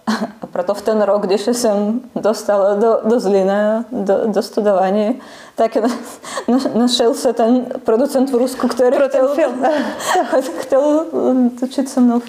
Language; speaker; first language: Czech; non-native, learner; Russian